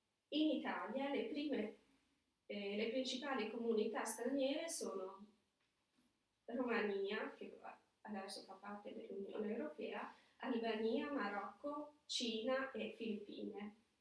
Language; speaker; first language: Italian; non-native, fluent; Albanian